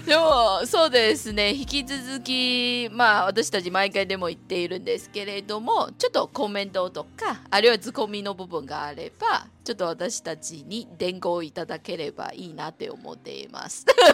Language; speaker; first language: Japanese; non-native, fluent; Chinese